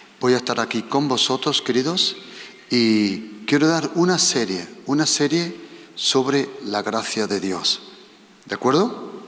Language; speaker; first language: Spanish; non-native, fluent; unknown